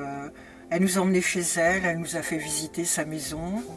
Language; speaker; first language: French; native; French